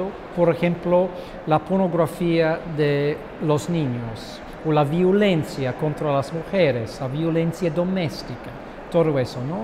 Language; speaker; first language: Spanish; non-native, fluent; English